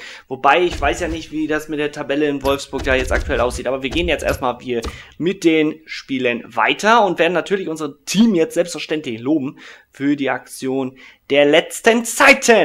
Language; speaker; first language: German; native; German